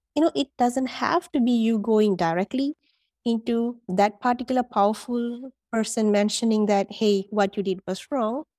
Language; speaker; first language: English; non-native, local second language; Tamil